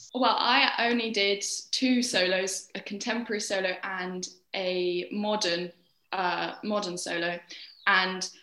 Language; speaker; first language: English; native; English